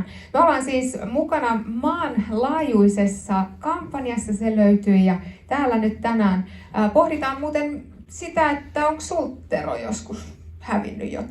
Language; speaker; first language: Finnish; native; Finnish